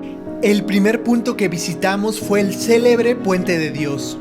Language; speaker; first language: Spanish; native; Spanish